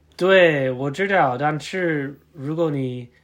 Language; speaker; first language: Chinese; non-native, learner; English